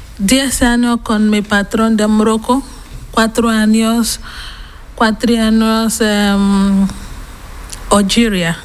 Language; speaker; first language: Spanish; non-native, learner; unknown